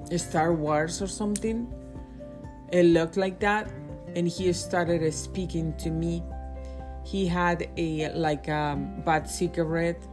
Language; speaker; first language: English; non-native, fluent; Spanish